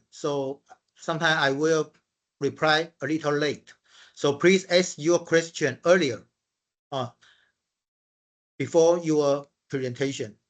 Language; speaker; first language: English; non-native, fluent; Chinese